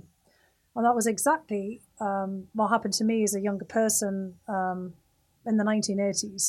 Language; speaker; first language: English; native; English